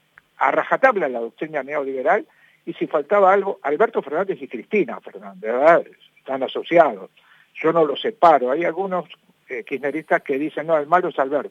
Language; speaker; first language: Spanish; native; Spanish